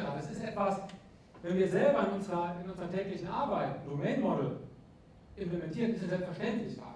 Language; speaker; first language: German; native; German